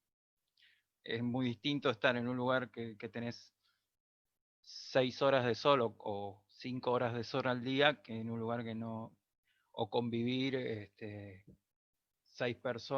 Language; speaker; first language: Spanish; native; Spanish